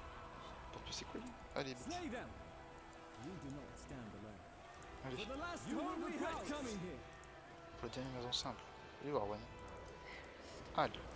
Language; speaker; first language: French; native; French